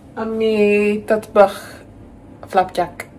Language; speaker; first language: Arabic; non-native, learner; English